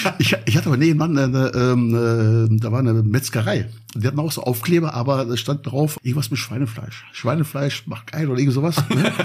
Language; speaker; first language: German; early bilingual, other home language; Turkish